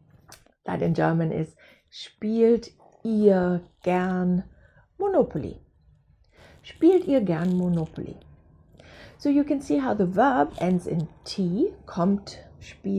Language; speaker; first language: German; non-native, fluent; English